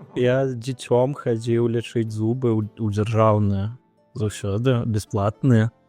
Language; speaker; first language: Belarusian; non-native, local second language; Russian